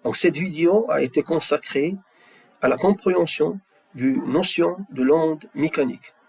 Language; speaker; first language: French; non-native, local second language; Arabic